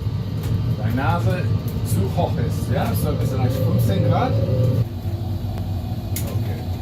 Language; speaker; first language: German; non-native, learner; English